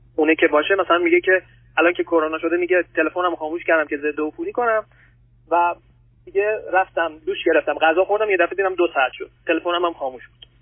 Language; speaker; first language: Persian; early bilingual, other home language; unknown